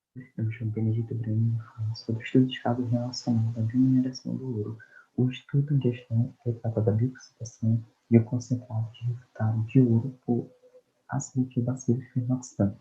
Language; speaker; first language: Portuguese; native; Portuguese